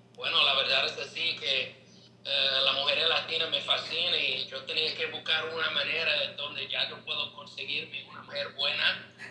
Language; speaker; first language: Spanish; non-native, learner; English